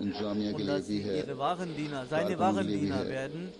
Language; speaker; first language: German; non-native, fluent; Urdu